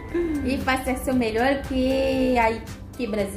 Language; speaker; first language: Portuguese; non-native, fluent; Haitian Creole